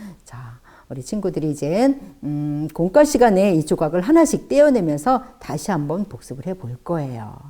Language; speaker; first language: Korean; native; Korean